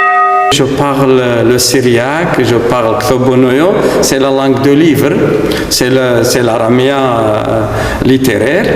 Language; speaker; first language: French; non-native, fluent; Aramaic